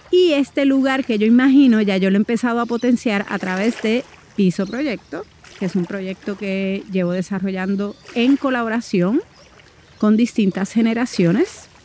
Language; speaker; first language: Spanish; native; Spanish